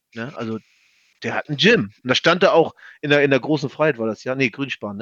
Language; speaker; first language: German; native; German